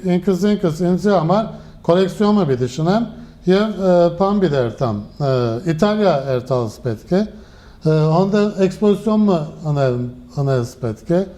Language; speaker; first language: Armenian; native; Armenian